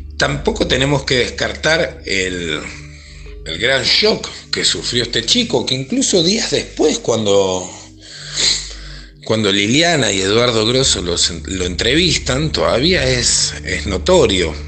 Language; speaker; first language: Spanish; native; Spanish